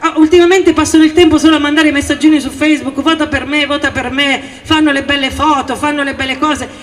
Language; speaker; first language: Italian; native; Italian